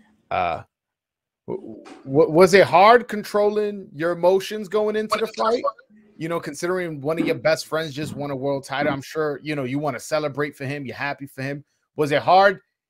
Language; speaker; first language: English; early bilingual, other home language; Spanish